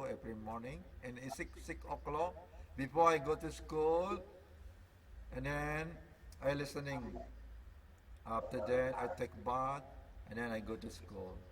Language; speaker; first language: English; non-native, learner; Sasak